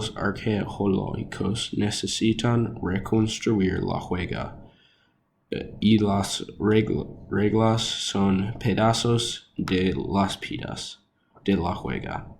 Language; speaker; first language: Spanish; non-native, learner; English